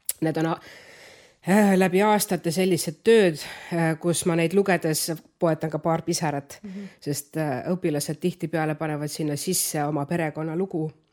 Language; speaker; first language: Estonian; non-native, local second language; Russian